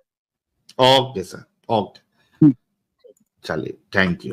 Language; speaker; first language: Hindi; native; Hindi